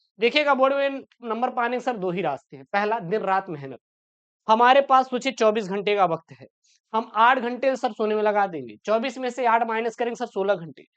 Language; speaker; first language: Hindi; native; Hindi